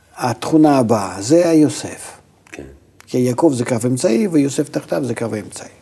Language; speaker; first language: Hebrew; non-native, fluent; Russian